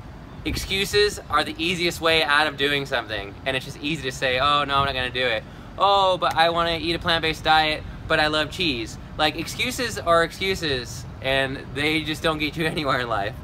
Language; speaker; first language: English; native; English